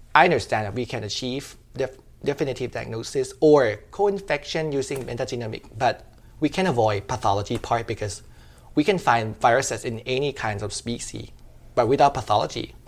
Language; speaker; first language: English; non-native, fluent; Thai